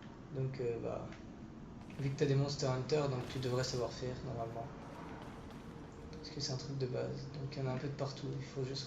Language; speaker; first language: French; native; French